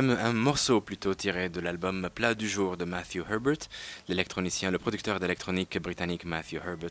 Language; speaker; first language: French; non-native, local second language; Arabic